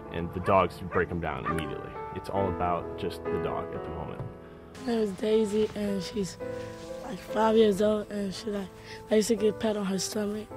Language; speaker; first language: English; native; English